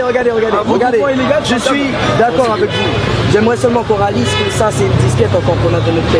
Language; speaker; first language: French; native; French